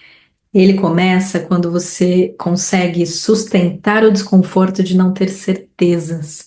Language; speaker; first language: Portuguese; native; Portuguese